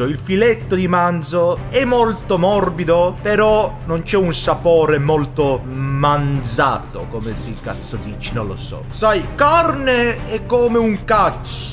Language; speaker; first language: Italian; non-native, learner; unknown